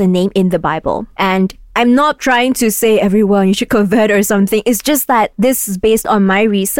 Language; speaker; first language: English; non-native, local second language; Cantonese